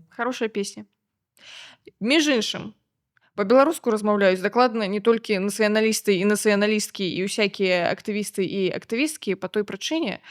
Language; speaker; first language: Belarusian; non-native, local second language; Russian